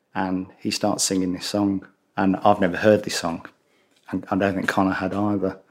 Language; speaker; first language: English; native; English